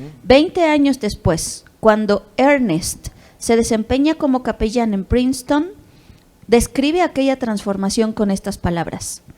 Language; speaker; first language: Spanish; native; Spanish